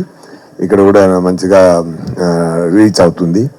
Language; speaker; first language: Telugu; non-native, fluent; Tamil